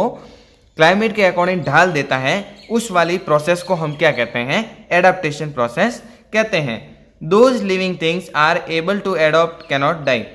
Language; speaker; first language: Hindi; native; Hindi